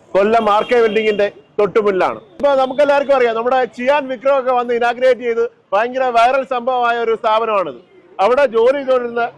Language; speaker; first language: Malayalam; native; Malayalam